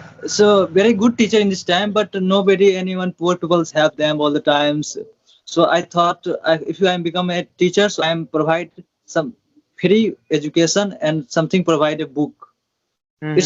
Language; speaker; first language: English; non-native, learner; Hindi